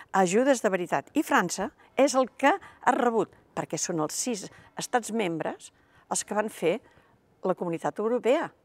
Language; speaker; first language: Catalan; native; Catalan